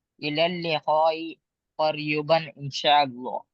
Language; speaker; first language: Arabic; non-native, learner; Urdu